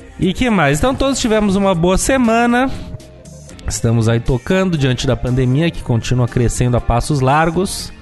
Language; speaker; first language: Portuguese; native; Portuguese